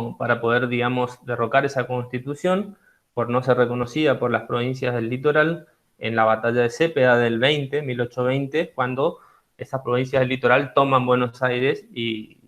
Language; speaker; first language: Spanish; native; Spanish